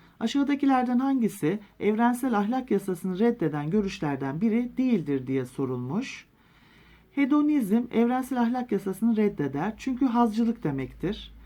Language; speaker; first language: Turkish; native; Turkish